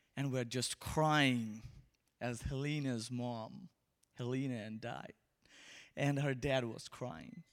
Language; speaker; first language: English; non-native, local second language; Bangla